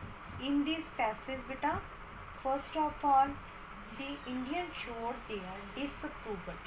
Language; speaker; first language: English; non-native, local second language; Hindi